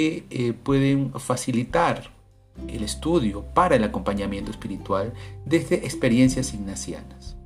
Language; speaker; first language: Spanish; native; Spanish